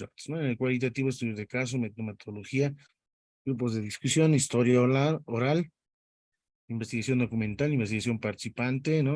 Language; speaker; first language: Spanish; native; Spanish